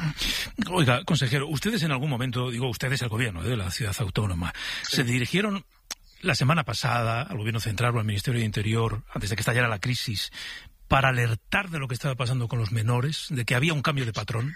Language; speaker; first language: Spanish; native; Spanish